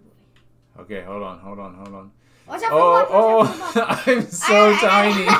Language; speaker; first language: English; native; English